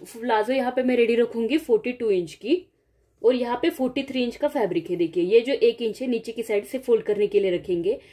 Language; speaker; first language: Hindi; non-native, local second language; Marathi